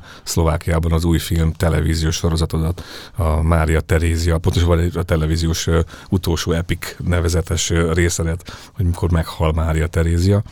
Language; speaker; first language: Hungarian; native; Hungarian